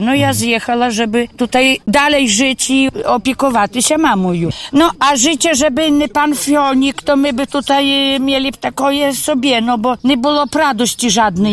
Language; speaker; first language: Polish; non-native, local second language; Ukrainian